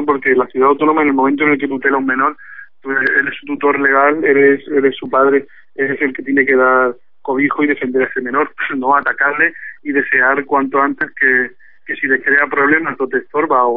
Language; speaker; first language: Spanish; native; Spanish